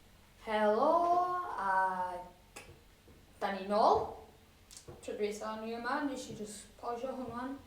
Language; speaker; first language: Welsh; native; Welsh